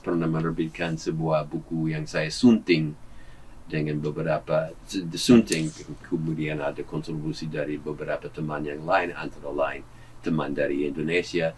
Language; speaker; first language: Indonesian; non-native, fluent; English